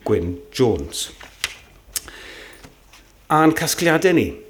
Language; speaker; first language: Welsh; native; Welsh